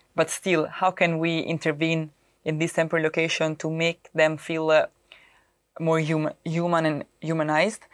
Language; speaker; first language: English; non-native, fluent; Italian